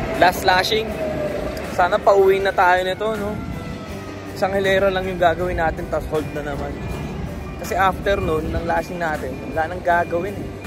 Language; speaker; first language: Filipino; native; Filipino